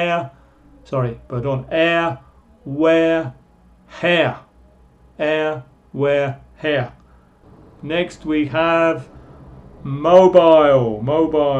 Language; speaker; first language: English; non-native, fluent; Spanish